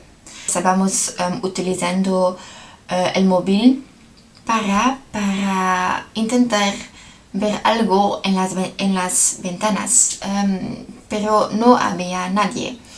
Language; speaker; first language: Spanish; non-native, learner; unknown